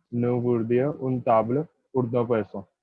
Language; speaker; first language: French; non-native, learner; Hindi